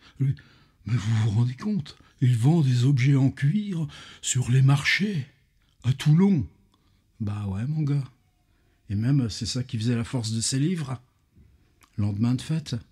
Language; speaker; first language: French; native; French